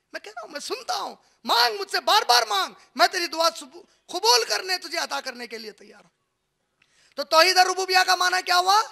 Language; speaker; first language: Hindi; native; Hindi